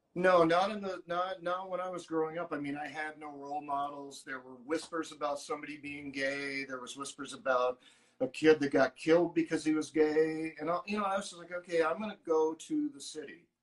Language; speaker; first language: English; native; English